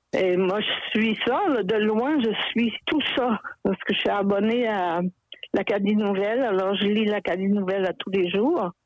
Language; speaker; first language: French; native; French